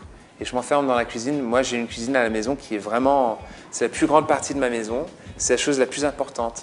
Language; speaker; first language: French; non-native, fluent; English